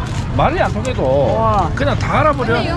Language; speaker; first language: Korean; native; Korean